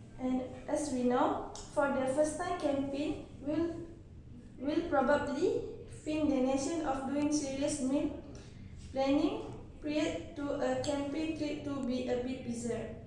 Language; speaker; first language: English; non-native, learner; Malay